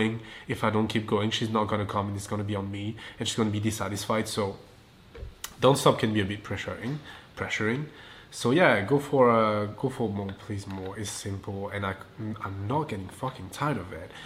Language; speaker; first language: English; non-native, fluent; French